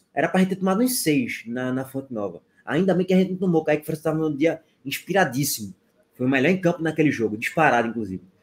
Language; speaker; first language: Portuguese; native; Portuguese